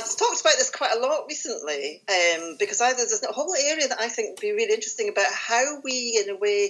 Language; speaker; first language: English; native; English